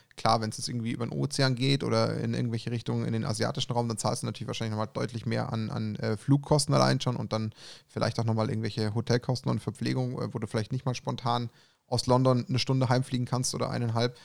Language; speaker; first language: German; native; German